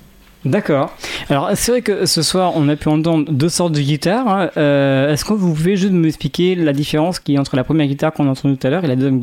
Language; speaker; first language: French; native; French